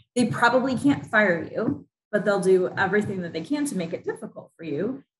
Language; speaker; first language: English; native; English